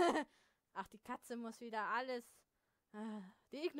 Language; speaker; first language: German; native; German